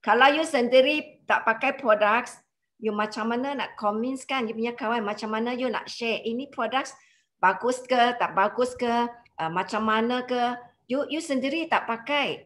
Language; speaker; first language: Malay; non-native, local second language; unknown